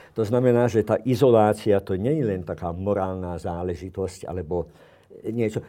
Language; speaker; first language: Slovak; non-native, local second language; Hungarian